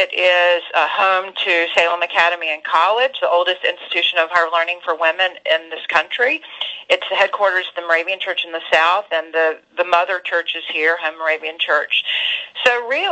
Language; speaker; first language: English; native; English